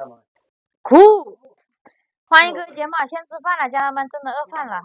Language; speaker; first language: Chinese; native; Chinese